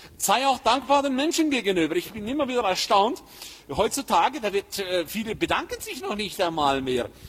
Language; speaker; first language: German; native; German